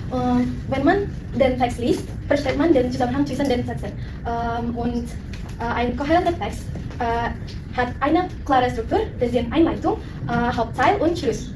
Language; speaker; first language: German; non-native, learner; Indonesian